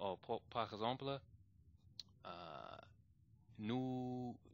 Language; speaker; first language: French; non-native, learner; English